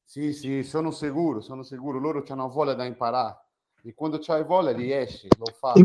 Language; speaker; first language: Italian; non-native, fluent; Portuguese